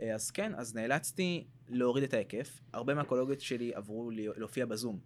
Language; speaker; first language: Hebrew; early bilingual, other home language; French